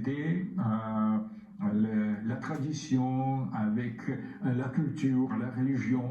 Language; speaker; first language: French; non-native, fluent; Russian